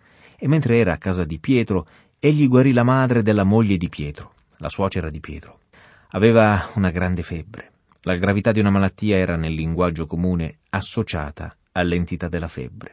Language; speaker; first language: Italian; native; Italian